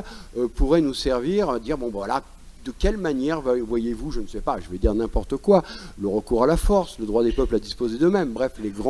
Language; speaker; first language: French; native; French